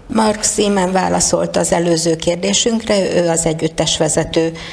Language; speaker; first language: Hungarian; native; Hungarian